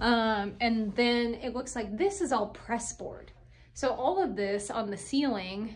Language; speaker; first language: English; native; English